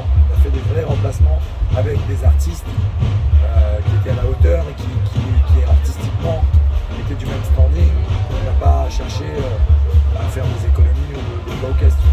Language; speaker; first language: French; native; French